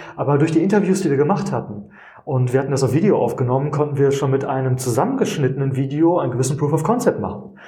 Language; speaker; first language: German; native; German